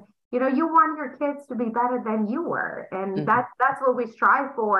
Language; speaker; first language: English; non-native, fluent; Romanian